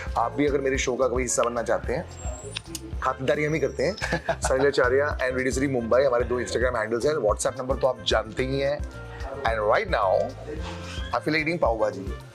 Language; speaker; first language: Hindi; non-native, local second language; Bangla